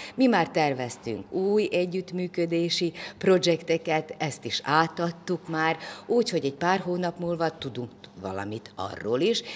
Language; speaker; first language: Hungarian; non-native, local second language; Serbian